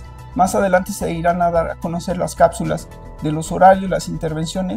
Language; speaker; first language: Spanish; native; Spanish